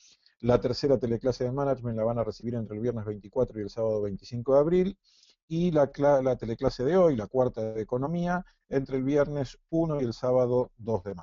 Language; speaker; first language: Spanish; native; Spanish